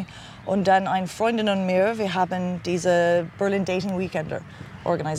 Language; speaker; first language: German; non-native, learner; English